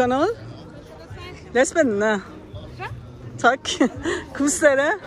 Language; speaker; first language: Norwegian; non-native, learner; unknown